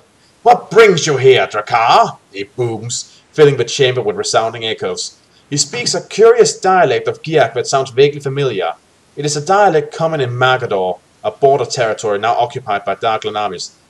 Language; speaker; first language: English; native; English